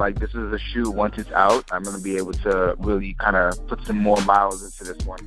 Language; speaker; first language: English; native; English